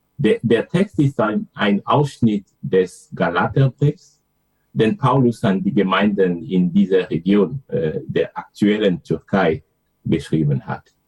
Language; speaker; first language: German; non-native, fluent; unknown